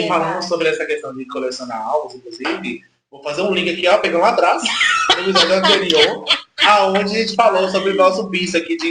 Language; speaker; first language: Portuguese; native; Portuguese